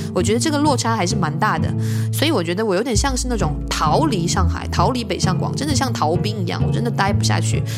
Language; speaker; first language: Chinese; native; Chinese